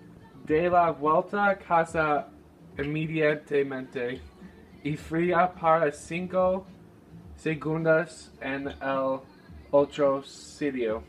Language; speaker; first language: Spanish; non-native, learner; English